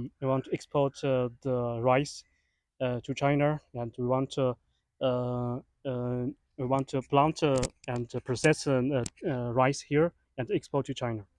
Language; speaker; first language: English; non-native, fluent; Chinese